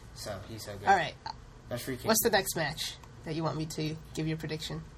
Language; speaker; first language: English; early bilingual, other home language; Hindi